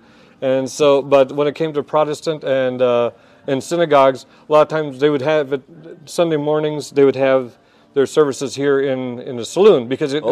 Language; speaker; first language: English; native; English